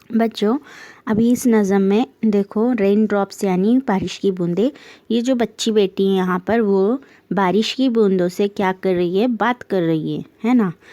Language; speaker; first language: Urdu; native; Urdu